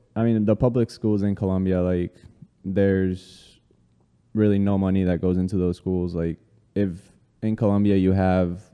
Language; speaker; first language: English; early bilingual, other home language; Spanish